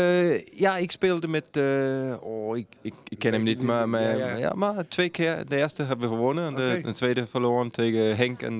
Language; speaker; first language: Dutch; non-native, fluent; Danish